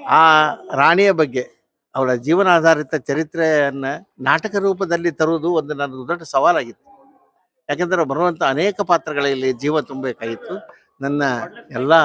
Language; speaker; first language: Kannada; non-native, local second language; Marathi